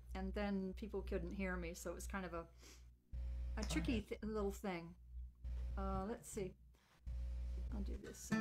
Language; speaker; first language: English; native; English